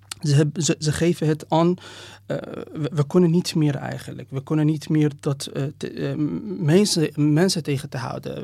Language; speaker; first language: Dutch; non-native, fluent; Persian